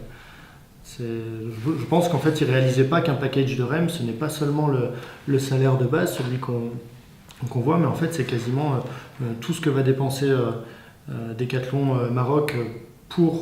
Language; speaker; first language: French; native; French